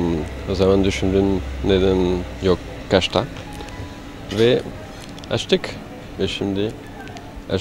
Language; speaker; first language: Turkish; non-native, learner; French